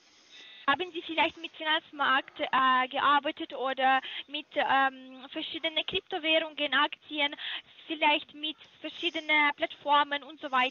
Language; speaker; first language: German; non-native, learner; Russian